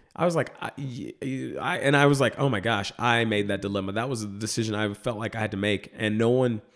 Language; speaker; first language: English; native; English